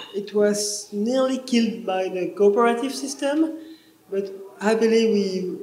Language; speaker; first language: English; non-native, learner; French